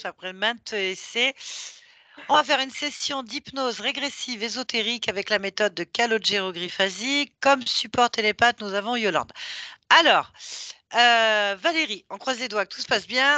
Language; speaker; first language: French; native; French